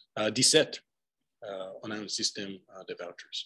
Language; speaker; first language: French; non-native, fluent; English